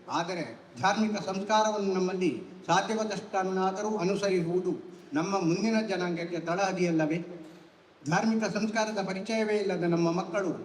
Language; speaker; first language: Kannada; native; Kannada